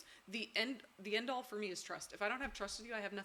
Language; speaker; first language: English; native; English